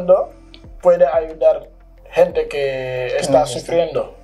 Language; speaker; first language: Spanish; non-native, learner; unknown